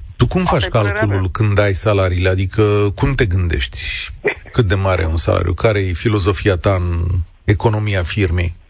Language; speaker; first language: Romanian; native; Romanian